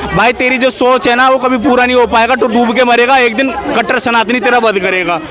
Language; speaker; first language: Hindi; native; Hindi